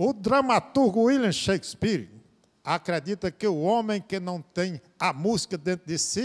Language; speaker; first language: Portuguese; native; Portuguese